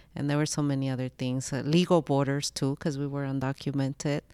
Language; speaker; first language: English; early bilingual, other home language; Spanish